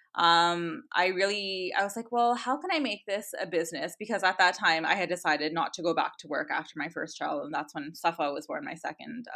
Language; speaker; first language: English; native; English